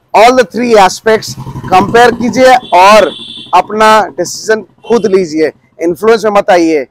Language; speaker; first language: Hindi; native; Hindi